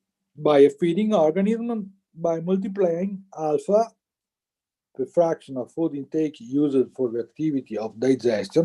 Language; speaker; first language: English; non-native, fluent; Italian